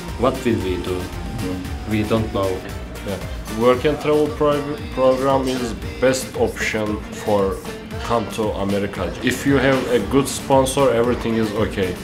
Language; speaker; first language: English; non-native, learner; Turkish